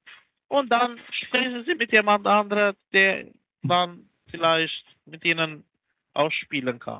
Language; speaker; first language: German; non-native, learner; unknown